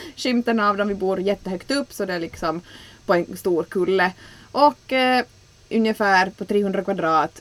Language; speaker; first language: Swedish; native; Swedish